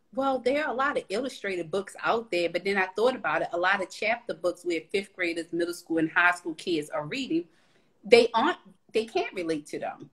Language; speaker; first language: English; native; English